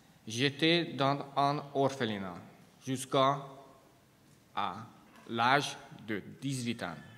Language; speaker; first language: French; non-native, fluent; Hungarian